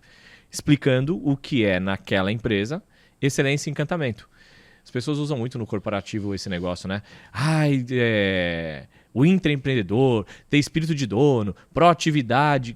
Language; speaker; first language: Portuguese; native; Portuguese